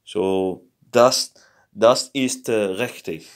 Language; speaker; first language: German; non-native, learner; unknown